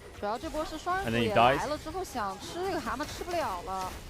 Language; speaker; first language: Chinese; native; Chinese